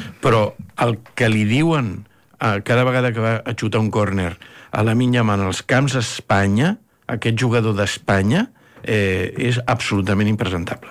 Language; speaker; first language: Catalan; native; Catalan